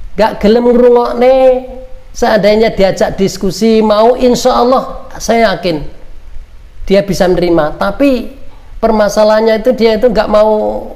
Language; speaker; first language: Indonesian; non-native, local second language; Javanese